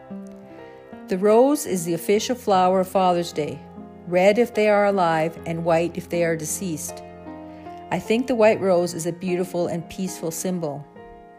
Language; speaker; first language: English; native; English